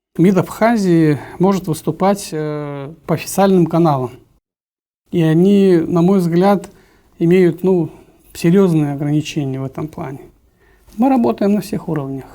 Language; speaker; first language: Russian; non-native, local second language; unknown